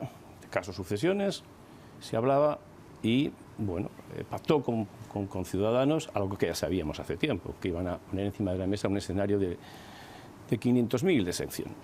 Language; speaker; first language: Spanish; native; Spanish